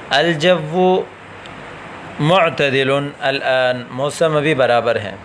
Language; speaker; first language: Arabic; non-native, fluent; Urdu